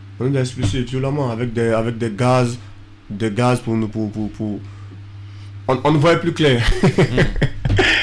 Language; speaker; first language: French; non-native, local second language; Fula